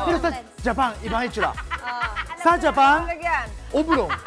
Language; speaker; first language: Filipino; non-native, fluent; Japanese